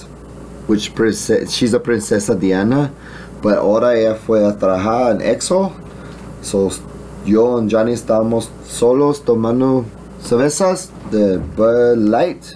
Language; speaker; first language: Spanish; early bilingual, heritage; English